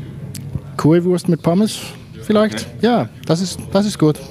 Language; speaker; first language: German; non-native, learner; Danish